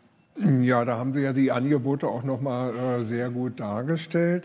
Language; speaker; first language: German; native; German